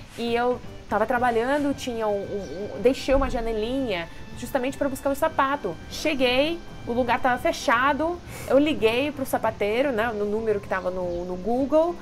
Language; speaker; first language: Portuguese; non-native, fluent; Russian